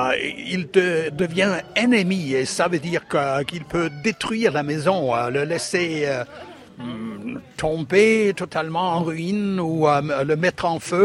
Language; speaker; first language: French; non-native, fluent; Danish